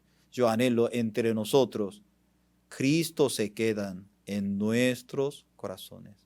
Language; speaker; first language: Spanish; non-native, fluent; Korean